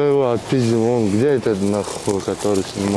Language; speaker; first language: Russian; non-native, local second language; Kyrgyz